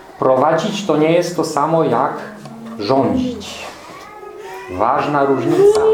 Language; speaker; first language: Polish; non-native, fluent; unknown